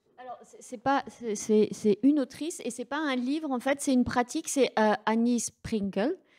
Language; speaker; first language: French; native; French